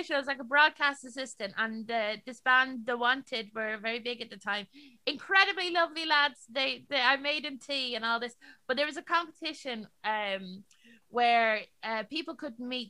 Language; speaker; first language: English; native; English